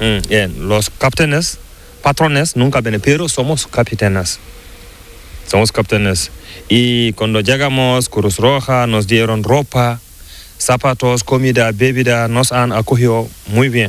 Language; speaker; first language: Spanish; non-native, learner; Fula